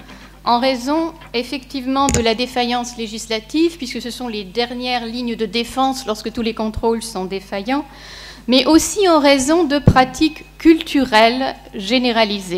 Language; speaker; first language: French; native; French